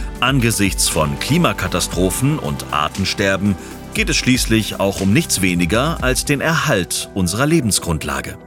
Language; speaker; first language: German; native; German